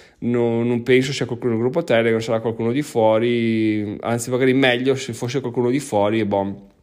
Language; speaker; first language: Italian; native; Italian